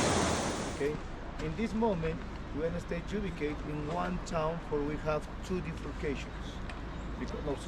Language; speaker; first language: English; non-native, learner; Spanish